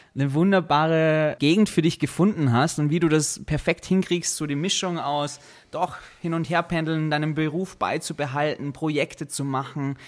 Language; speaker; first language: German; native; German